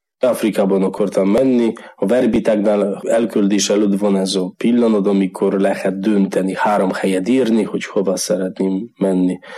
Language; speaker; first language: Hungarian; non-native, learner; Polish